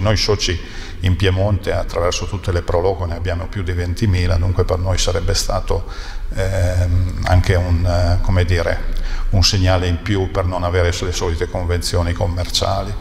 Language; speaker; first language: Italian; native; Italian